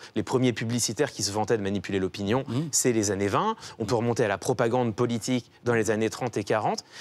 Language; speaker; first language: French; native; French